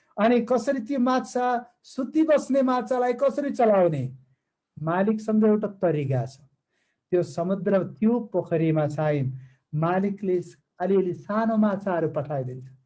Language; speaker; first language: Nepali; non-native, fluent; Malayalam